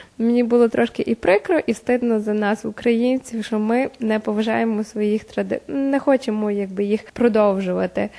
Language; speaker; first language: Ukrainian; native; Ukrainian